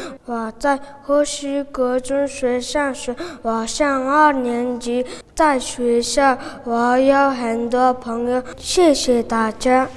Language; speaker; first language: Chinese; non-native, learner; Mongolian